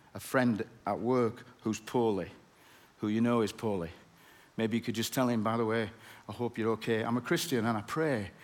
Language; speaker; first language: English; native; English